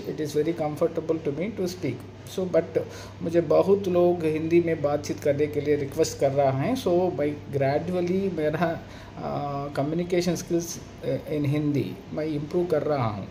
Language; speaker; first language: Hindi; non-native, local second language; Telugu